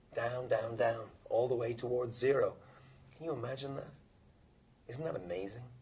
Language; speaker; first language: English; native; English